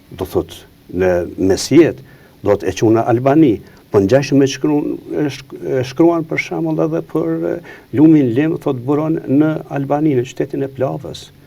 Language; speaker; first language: Albanian; native; Albanian